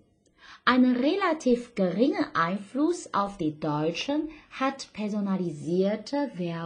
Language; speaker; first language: German; non-native, fluent; Chinese